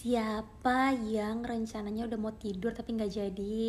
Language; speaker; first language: Indonesian; native; Indonesian